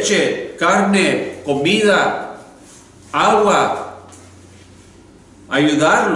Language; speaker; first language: Spanish; non-native, learner; English